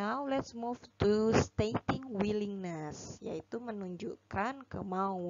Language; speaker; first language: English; non-native, fluent; Indonesian